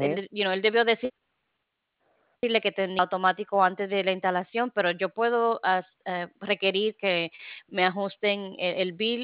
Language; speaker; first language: Spanish; non-native, fluent; English